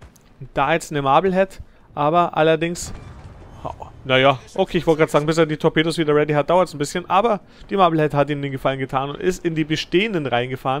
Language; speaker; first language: German; native; German